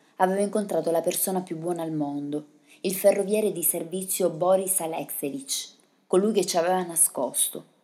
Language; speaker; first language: Italian; early bilingual, other home language; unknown